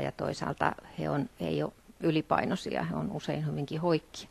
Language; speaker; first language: Finnish; native; Finnish